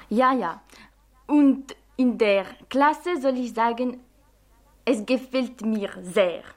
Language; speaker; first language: German; non-native, fluent; French